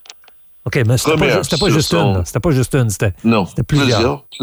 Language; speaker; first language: French; native; French